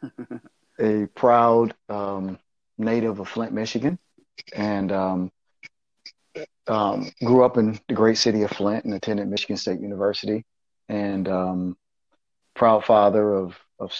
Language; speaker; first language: English; native; English